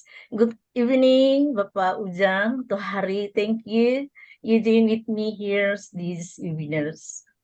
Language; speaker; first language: English; non-native, learner; Indonesian